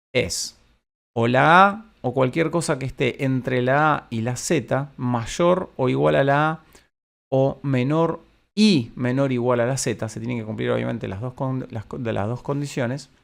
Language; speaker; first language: Spanish; native; Spanish